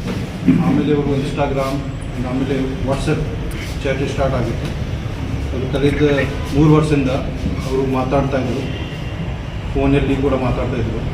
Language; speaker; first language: Kannada; non-native, fluent; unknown